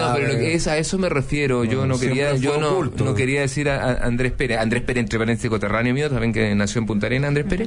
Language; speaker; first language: Spanish; native; Spanish